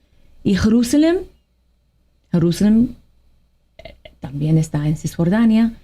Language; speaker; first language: Spanish; non-native, fluent; Arabic